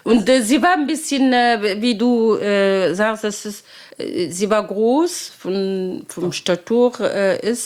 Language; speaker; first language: German; non-native, fluent; Arabic